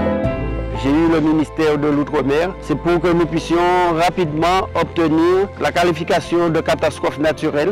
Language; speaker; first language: French; native; French